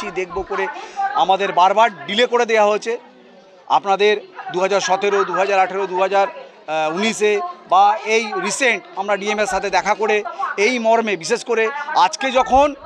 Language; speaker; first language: Bangla; non-native, local second language; Santali